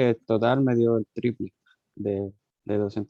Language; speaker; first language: Spanish; native; Spanish